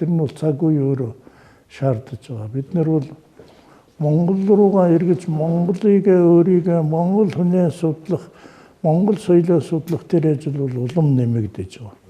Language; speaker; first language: Mongolian; native; Mongolian